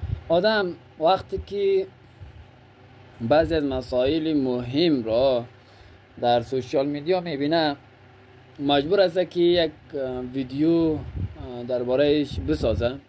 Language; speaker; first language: Persian; native; Persian